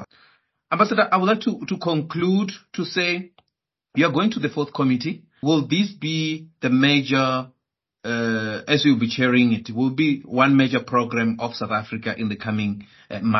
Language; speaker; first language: English; non-native, local second language; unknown